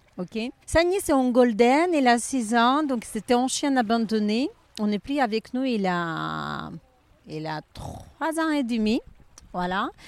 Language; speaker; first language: French; non-native, learner; Ukrainian